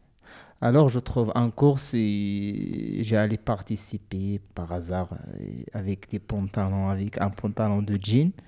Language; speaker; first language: French; non-native, learner; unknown